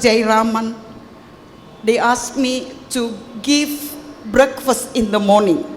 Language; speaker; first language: English; non-native, learner; Indonesian